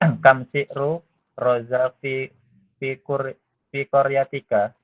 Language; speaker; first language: Arabic; non-native, learner; Indonesian